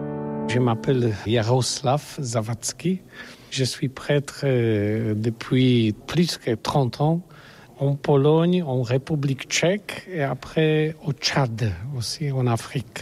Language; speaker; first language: French; non-native, learner; Polish